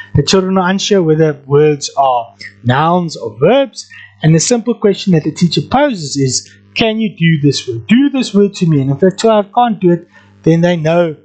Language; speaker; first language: English; non-native, local second language; Afrikaans